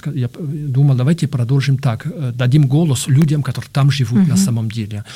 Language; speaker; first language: Russian; non-native, fluent; French